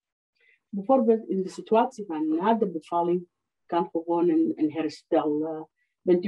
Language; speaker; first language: Dutch; non-native, fluent; Arabic